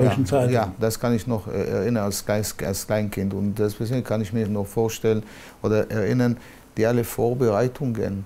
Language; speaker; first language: German; non-native, fluent; Hebrew